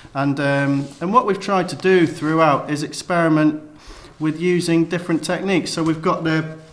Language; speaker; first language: English; native; English